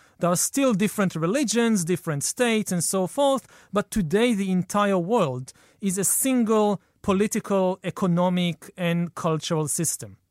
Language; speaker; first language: English; non-native, fluent; Hebrew